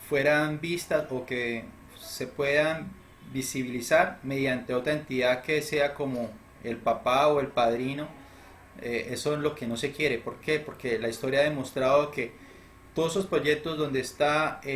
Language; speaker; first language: Spanish; native; Spanish